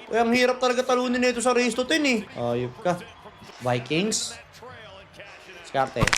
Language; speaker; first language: Filipino; native; Filipino